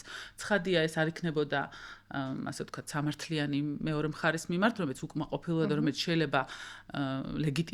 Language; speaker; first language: Georgian; native; Georgian